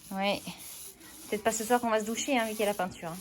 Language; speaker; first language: French; native; French